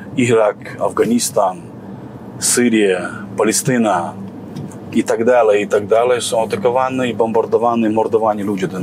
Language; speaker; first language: Polish; non-native, fluent; Chechen